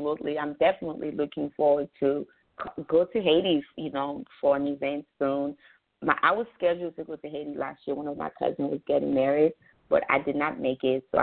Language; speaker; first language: English; non-native, fluent; Haitian Creole